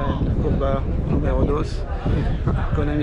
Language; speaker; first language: Spanish; non-native, learner; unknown